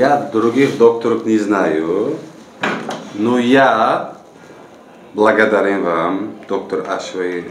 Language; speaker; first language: Russian; non-native, local second language; Uzbek